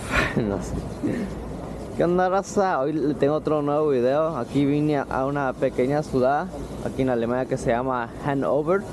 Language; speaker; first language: Spanish; early bilingual, heritage; Spanish